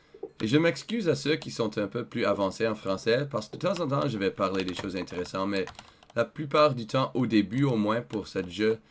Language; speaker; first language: French; non-native, learner; English